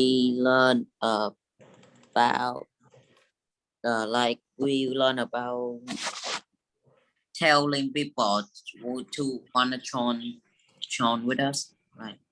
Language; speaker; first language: English; non-native, learner; Vietnamese